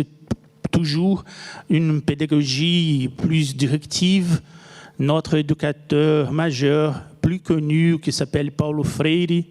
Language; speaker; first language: French; non-native, fluent; Portuguese